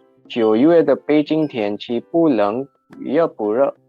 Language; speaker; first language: Chinese; non-native, fluent; Hindi